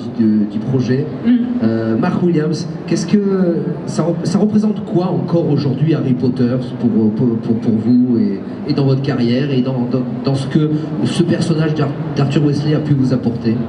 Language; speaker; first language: French; native; French